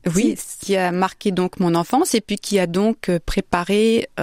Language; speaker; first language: French; native; French